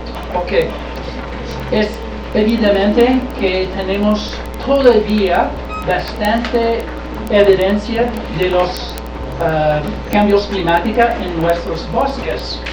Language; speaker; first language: Spanish; non-native, learner; English